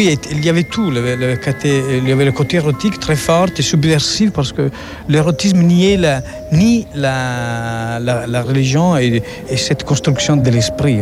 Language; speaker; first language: French; non-native, fluent; Italian